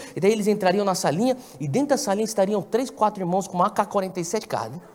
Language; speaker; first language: Portuguese; native; Portuguese